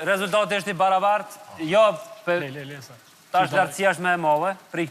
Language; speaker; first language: Albanian; native; Albanian